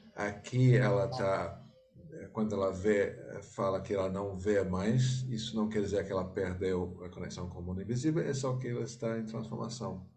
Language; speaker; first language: Portuguese; non-native, fluent; English